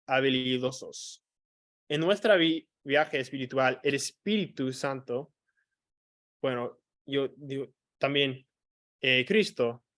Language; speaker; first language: Spanish; non-native, fluent; English